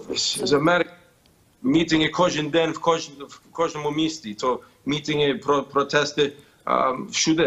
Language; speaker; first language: Ukrainian; early bilingual, heritage; Ukrainian